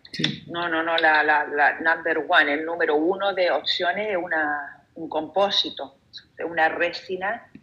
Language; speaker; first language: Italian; non-native, fluent; Spanish